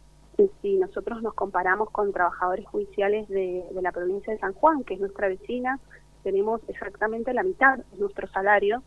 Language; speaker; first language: Spanish; native; Spanish